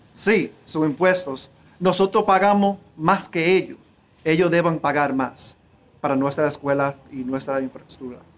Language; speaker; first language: Spanish; early bilingual, heritage; Spanish